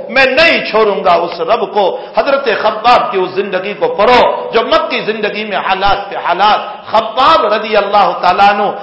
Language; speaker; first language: Urdu; non-native, local second language; Gujarati